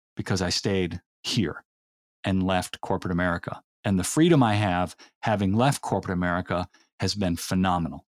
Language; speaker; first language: English; native; English